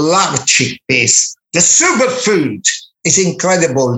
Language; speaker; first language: English; non-native, fluent; Italian